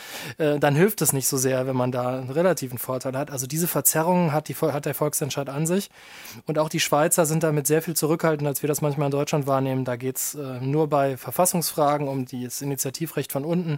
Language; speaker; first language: German; native; German